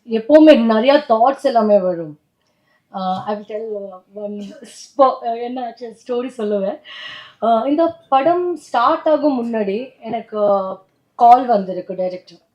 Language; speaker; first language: Tamil; non-native, learner; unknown